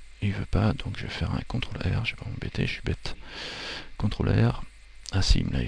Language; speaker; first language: French; native; French